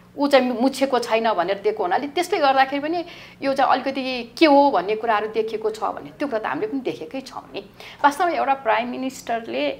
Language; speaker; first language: Nepali; native; Nepali